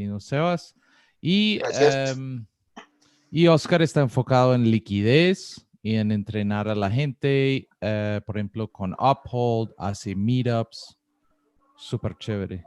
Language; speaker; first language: Spanish; non-native, fluent; English